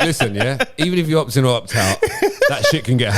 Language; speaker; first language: English; native; English